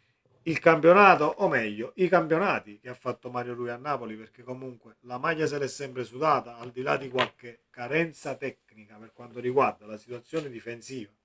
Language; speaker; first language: Italian; native; Italian